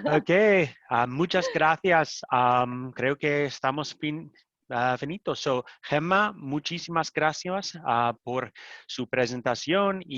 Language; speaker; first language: Spanish; non-native, learner; English